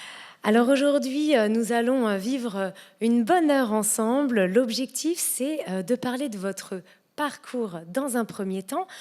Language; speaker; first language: French; native; French